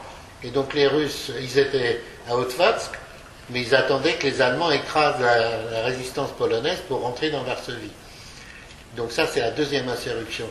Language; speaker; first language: French; early bilingual, other home language; Polish